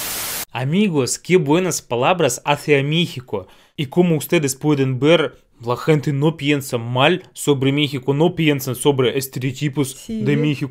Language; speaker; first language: Spanish; non-native, fluent; Russian